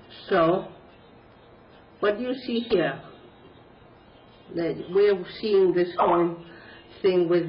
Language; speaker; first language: English; non-native, fluent; Spanish